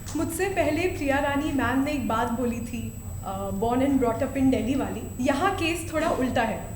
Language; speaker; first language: Hindi; native; Hindi